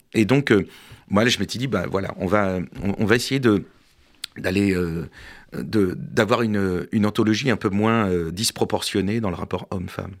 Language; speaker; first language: French; native; French